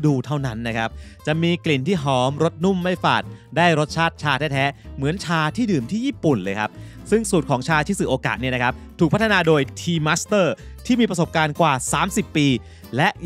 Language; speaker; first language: Thai; native; Thai